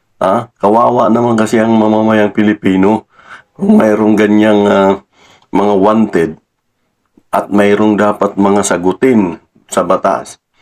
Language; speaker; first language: Filipino; non-native, local second language; Cebuano